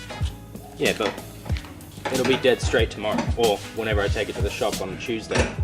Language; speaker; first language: English; native; English